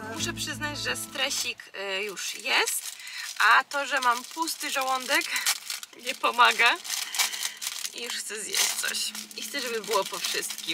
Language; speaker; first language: Polish; native; Polish